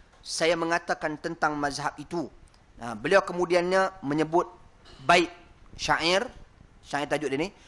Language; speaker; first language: Malay; native; Malay